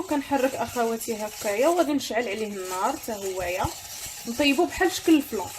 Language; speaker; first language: Arabic; native; Arabic